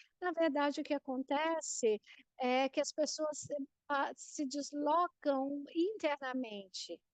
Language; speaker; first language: Portuguese; non-native, fluent; Spanish